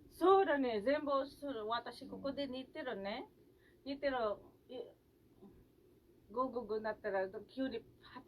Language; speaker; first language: Japanese; non-native, fluent; Filipino